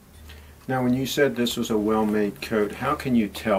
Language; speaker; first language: English; native; English